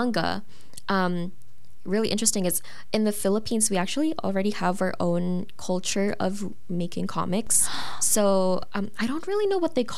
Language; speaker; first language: English; non-native, local second language; Filipino